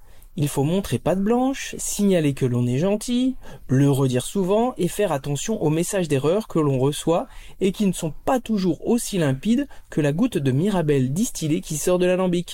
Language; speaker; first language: French; native; French